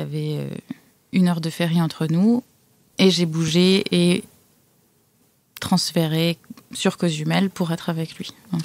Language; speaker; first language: French; native; French